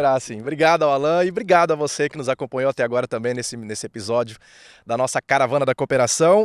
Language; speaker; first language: Portuguese; native; Portuguese